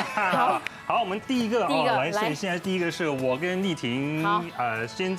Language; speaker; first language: Chinese; native; Chinese